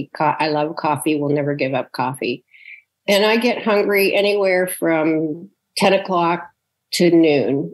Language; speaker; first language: English; native; English